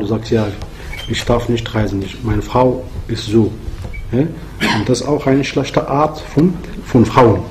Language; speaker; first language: German; non-native, fluent; Arabic